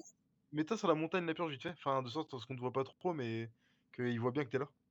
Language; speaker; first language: French; native; French